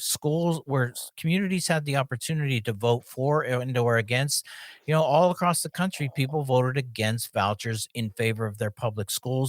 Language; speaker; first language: English; native; English